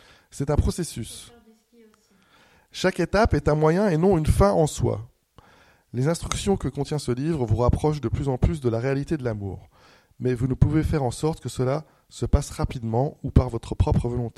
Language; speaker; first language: French; native; French